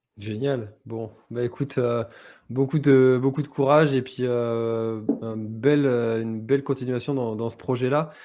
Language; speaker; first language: French; native; French